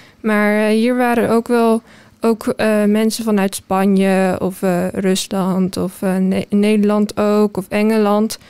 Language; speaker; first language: Dutch; early bilingual, heritage; Dutch